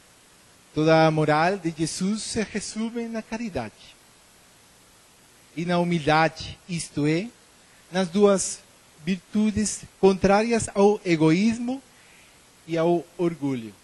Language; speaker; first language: Portuguese; non-native, learner; Spanish